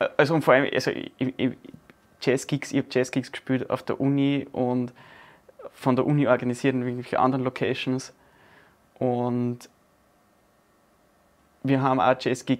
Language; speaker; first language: German; native; German